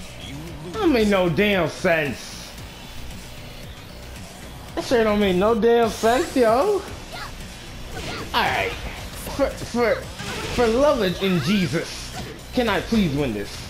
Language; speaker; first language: English; native; English